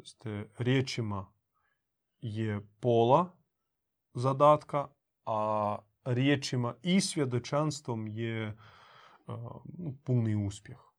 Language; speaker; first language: Croatian; native; Croatian